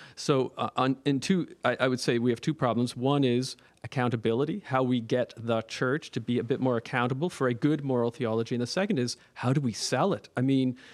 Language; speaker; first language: English; native; English